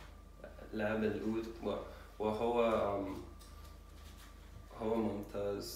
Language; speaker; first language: Arabic; non-native, learner; English